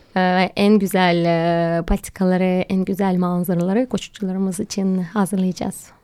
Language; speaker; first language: Turkish; non-native, fluent; Russian